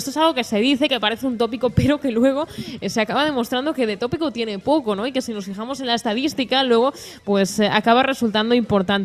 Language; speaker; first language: Spanish; native; Spanish